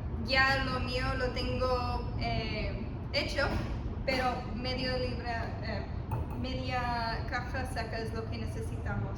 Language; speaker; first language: Spanish; early bilingual, heritage; Spanish